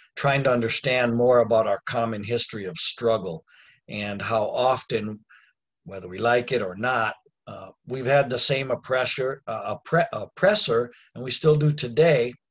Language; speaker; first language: English; native; English